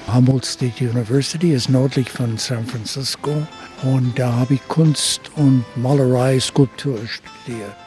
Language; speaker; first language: German; early bilingual, heritage; German